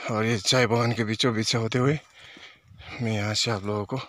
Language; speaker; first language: Hindi; non-native, local second language; Nepali